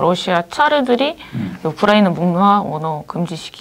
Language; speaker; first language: Korean; non-native, fluent; Ukrainian